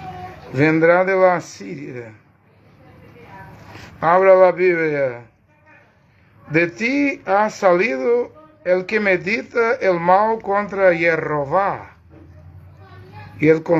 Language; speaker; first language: Spanish; non-native, learner; Portuguese